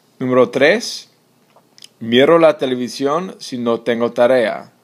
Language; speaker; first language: Spanish; non-native, fluent; English